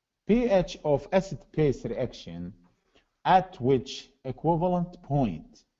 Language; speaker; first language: English; non-native, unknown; Arabic